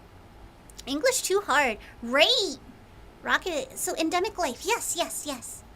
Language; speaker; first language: English; native; English